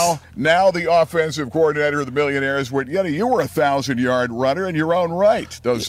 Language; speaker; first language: English; native; English